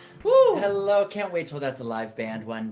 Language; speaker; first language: English; native; English